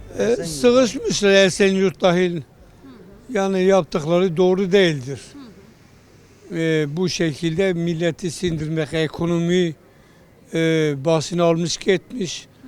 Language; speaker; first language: Turkish; non-native, local second language; Kurdish